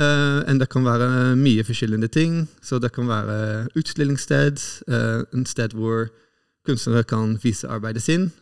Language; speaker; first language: Norwegian; non-native, fluent; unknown